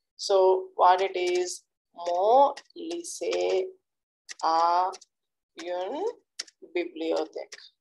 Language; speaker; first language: French; non-native, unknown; Telugu